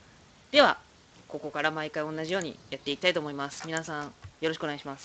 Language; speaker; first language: Japanese; native; Japanese